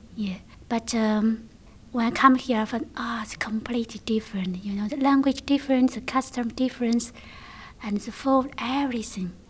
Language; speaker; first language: English; non-native, learner; Chinese